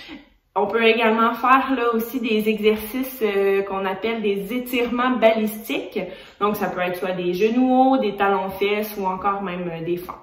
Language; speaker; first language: French; native; French